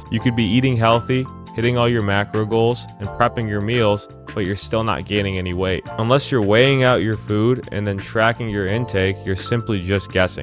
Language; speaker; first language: English; native; English